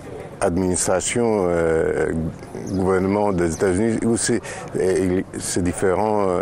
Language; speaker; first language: French; non-native, fluent; Greek